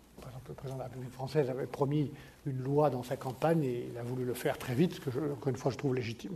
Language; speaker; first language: French; native; French